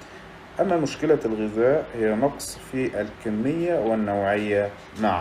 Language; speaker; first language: Arabic; native; Arabic